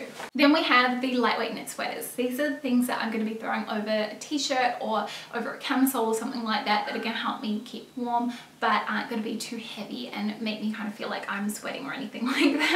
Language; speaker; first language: English; native; English